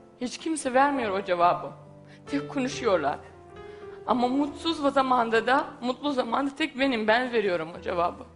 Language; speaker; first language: Turkish; non-native, learner; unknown